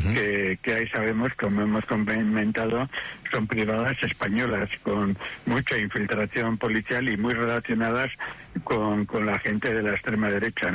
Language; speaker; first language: Spanish; native; Spanish